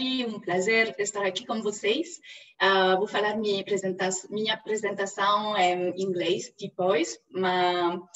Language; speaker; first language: Portuguese; non-native, fluent; French